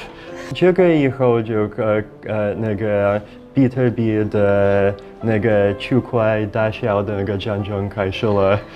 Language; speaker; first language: Chinese; non-native, fluent; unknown